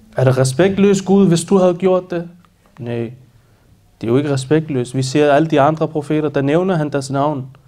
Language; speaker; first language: Danish; early bilingual, other home language; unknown